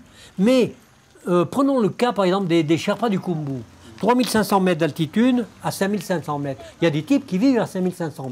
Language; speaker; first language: French; native; French